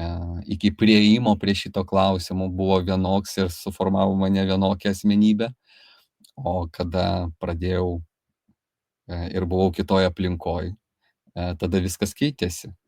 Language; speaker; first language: Lithuanian; native; Lithuanian